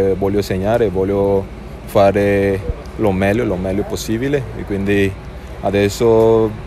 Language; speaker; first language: Italian; non-native, learner; Spanish